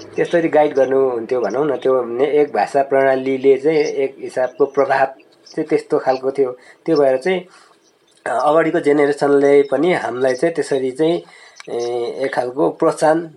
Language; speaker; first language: Nepali; non-native, local second language; Limbu